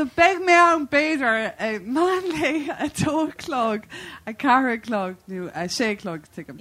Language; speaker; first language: Irish; non-native, local second language; English